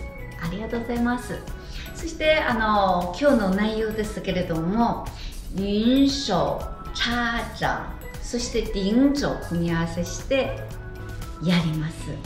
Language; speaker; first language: Japanese; non-native, fluent; Chinese